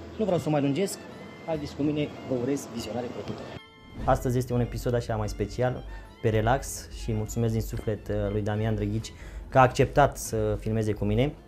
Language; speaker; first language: Romanian; native; Romanian